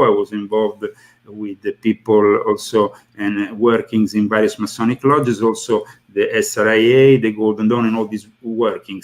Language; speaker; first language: English; non-native, fluent; Italian